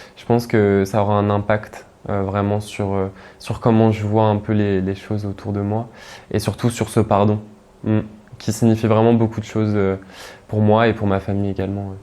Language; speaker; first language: French; native; French